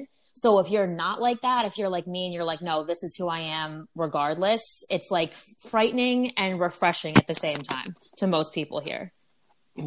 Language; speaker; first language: English; native; English